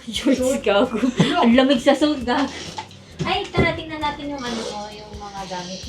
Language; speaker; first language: Filipino; native; Filipino